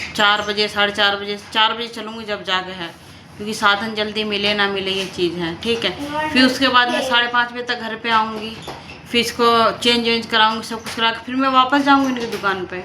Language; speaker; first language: Hindi; native; Hindi